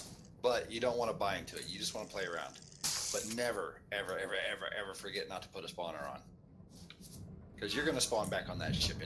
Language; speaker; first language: English; native; English